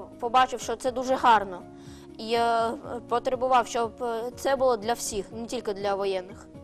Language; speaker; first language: Ukrainian; non-native, local second language; Russian